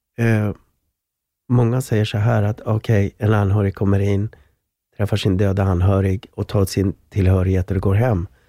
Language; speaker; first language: Swedish; non-native, fluent; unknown